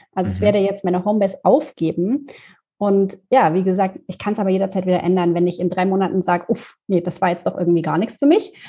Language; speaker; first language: German; native; German